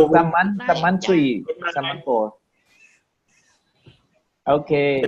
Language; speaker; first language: English; non-native, learner; Vietnamese